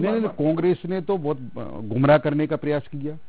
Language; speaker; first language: Hindi; native; Hindi